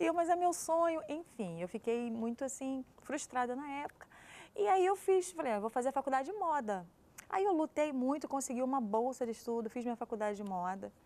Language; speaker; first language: Portuguese; native; Portuguese